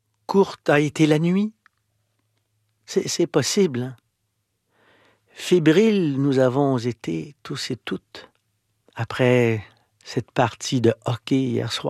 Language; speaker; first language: French; native; French